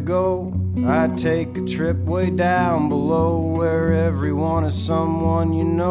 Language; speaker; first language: English; native; English